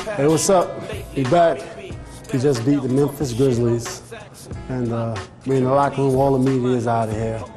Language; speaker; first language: English; native; English